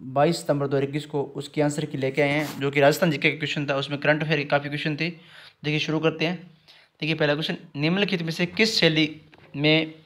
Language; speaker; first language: Hindi; native; Hindi